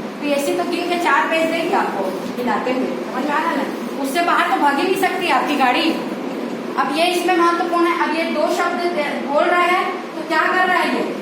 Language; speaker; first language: Hindi; non-native, local second language; Chhattisgarhi